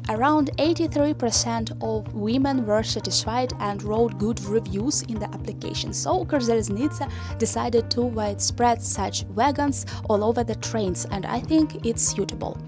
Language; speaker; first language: English; non-native, fluent; Ukrainian